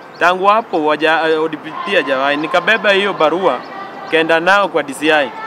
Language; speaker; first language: Swahili; native; Swahili